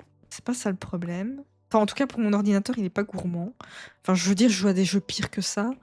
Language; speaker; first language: French; native; French